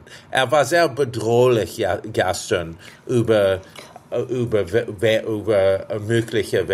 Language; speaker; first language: German; non-native, fluent; English